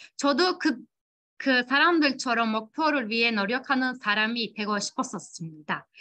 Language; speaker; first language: Korean; non-native, fluent; Turkish